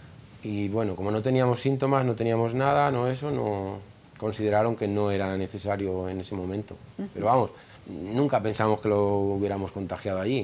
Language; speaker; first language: Spanish; native; Spanish